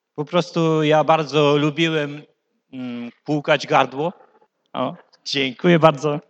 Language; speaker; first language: Polish; native; Polish